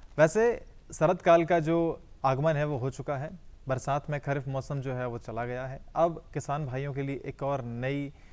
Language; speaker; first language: Hindi; native; Hindi